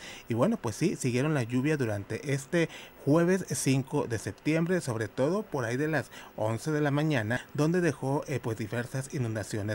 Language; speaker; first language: Spanish; native; Spanish